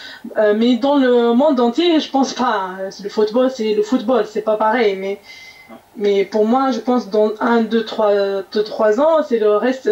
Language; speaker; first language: French; non-native, local second language; Arabic